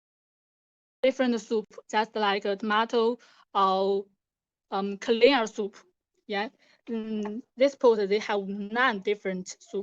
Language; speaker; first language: English; non-native, learner; Chinese